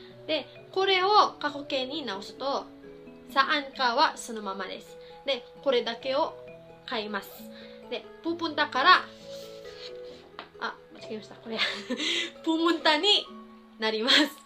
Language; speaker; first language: Japanese; non-native, fluent; Filipino